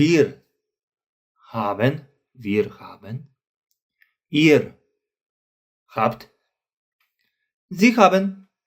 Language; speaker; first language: German; non-native, fluent; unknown